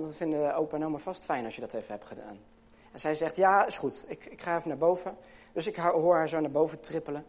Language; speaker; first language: Dutch; native; Dutch